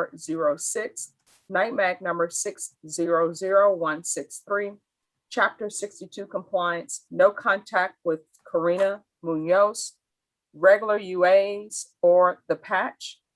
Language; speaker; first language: English; native; English